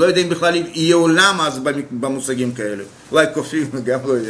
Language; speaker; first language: Hebrew; non-native, fluent; Russian